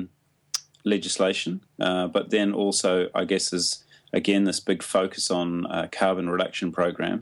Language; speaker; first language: English; native; English